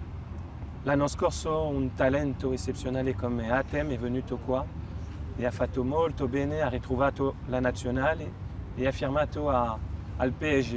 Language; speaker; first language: Italian; non-native, fluent; French